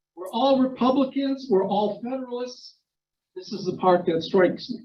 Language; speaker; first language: English; non-native, fluent; Ukrainian